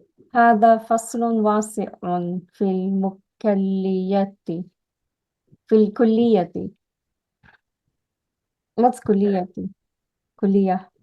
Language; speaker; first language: Arabic; non-native, learner; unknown